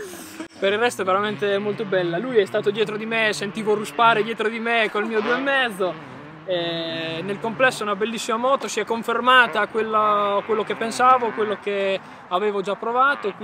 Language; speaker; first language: Italian; native; Italian